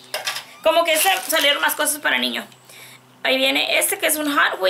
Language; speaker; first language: Spanish; native; Spanish